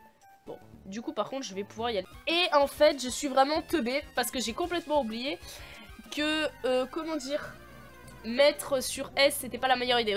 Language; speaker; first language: French; native; French